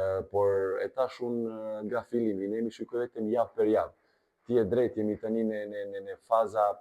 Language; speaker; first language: Albanian; non-native, fluent; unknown